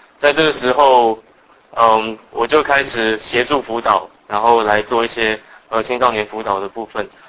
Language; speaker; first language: Chinese; early bilingual, other home language; Cantonese